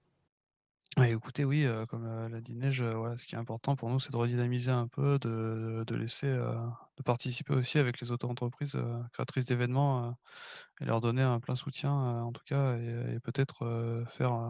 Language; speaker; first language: French; native; French